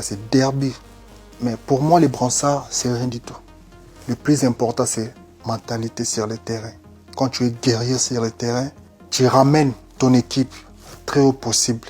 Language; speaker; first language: French; non-native, local second language; Lingala